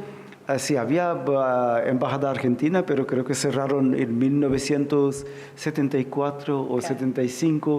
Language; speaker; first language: Spanish; non-native, fluent; Bangla